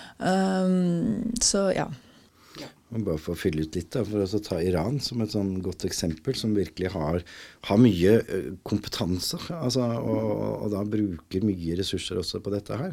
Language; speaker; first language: Norwegian; native; Norwegian